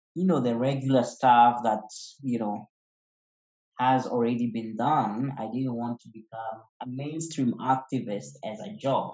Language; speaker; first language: English; non-native, local second language; Kikuyu